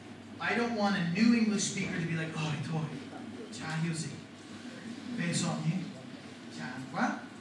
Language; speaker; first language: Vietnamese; non-native, fluent; English